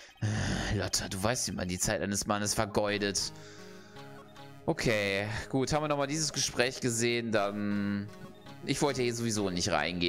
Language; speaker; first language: German; native; German